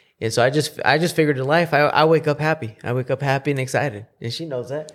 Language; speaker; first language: English; early bilingual, other home language; Spanish